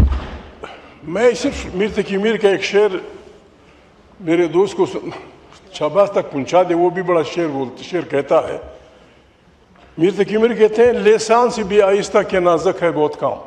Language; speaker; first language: Urdu; non-native, local second language; Pashto